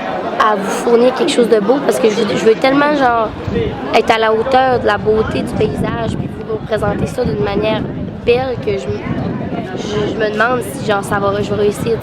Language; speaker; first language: French; native; French